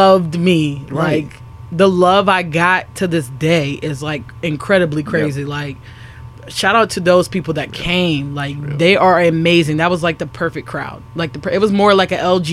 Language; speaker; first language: English; native; English